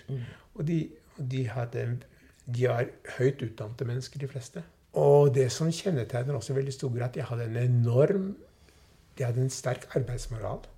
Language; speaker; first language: Norwegian; early bilingual, other home language; Swedish